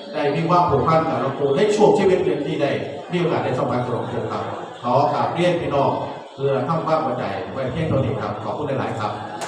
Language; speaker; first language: Thai; non-native, local second language; Northeastern Thai